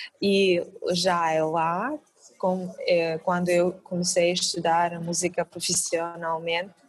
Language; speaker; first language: Portuguese; non-native, fluent; Russian